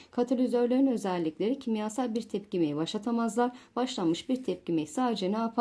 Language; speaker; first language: Turkish; native; Turkish